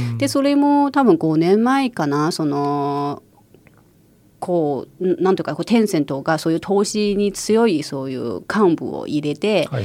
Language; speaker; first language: Japanese; non-native, fluent; Chinese